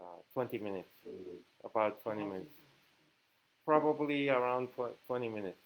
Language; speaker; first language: English; non-native, fluent; Japanese